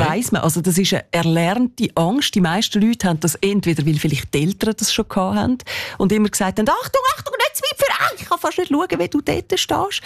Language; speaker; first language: German; native; German